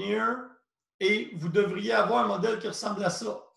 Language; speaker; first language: French; native; French